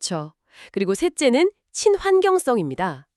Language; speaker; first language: Korean; native; Korean